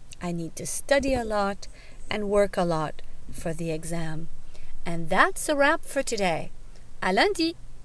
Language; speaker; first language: English; native; English